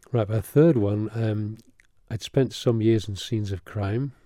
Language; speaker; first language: English; early bilingual, other home language; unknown